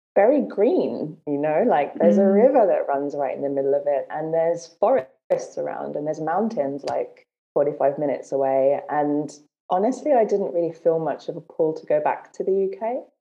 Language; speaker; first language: English; native; English